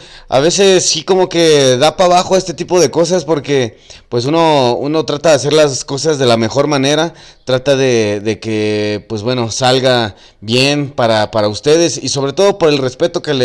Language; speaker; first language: Spanish; native; Spanish